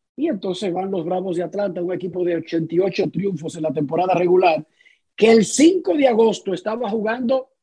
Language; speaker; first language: Spanish; native; Spanish